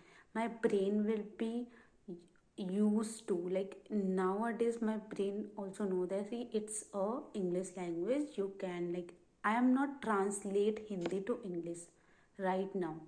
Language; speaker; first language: English; non-native, learner; Hindi